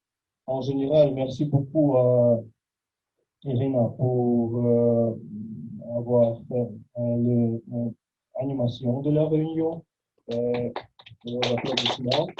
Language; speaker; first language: French; non-native, fluent; Russian